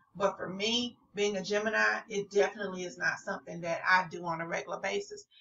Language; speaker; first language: English; native; English